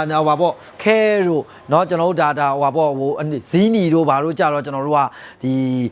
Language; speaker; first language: Burmese; non-native, local second language; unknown